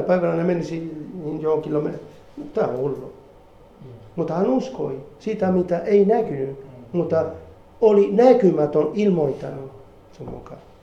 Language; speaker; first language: Finnish; non-native, fluent; Spanish